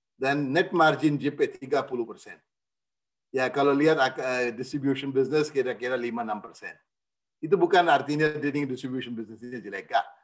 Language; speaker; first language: Indonesian; non-native, fluent; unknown